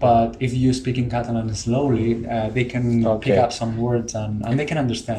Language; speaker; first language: English; non-native, fluent; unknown